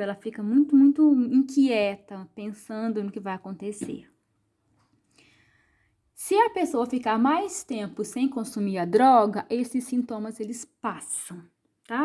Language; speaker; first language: Portuguese; native; Portuguese